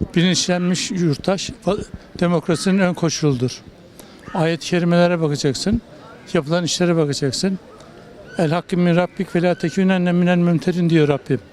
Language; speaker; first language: Turkish; native; Turkish